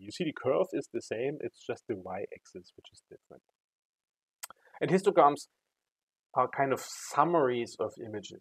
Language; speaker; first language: English; non-native, fluent; German